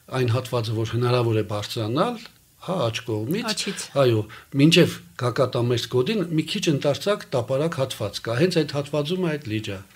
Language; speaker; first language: Armenian; native; Armenian